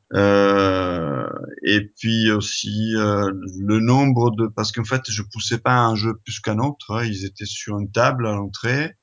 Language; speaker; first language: French; non-native, fluent; Italian